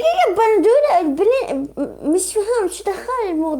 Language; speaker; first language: Arabic; non-native, learner; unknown